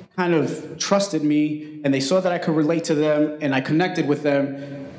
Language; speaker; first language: English; early bilingual, other home language; Spanish